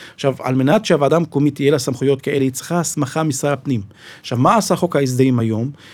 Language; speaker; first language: Hebrew; non-native, local second language; Arabic